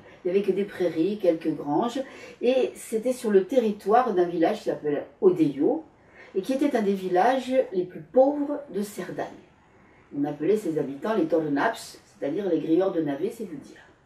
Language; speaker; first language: French; native; French